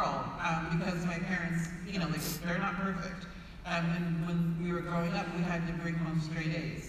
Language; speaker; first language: English; native; English